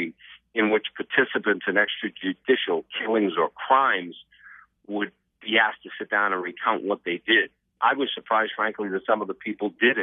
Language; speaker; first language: English; native; English